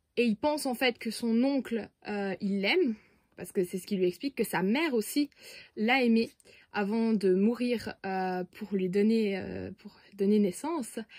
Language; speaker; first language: French; native; French